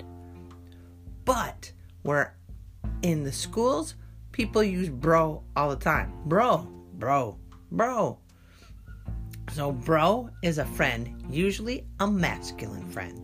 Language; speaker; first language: English; native; English